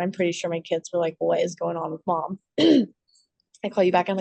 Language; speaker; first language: English; native; English